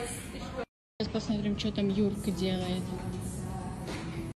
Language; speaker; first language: Russian; native; Russian